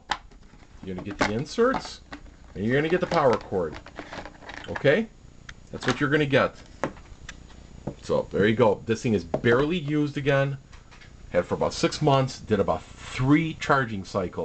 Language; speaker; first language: English; native; English